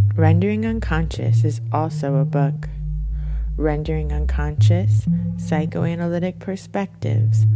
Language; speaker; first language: English; native; English